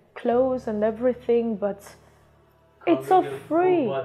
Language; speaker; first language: English; non-native, fluent; Swedish